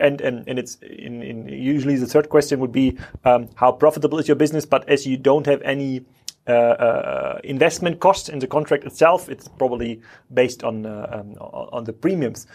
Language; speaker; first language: English; non-native, fluent; German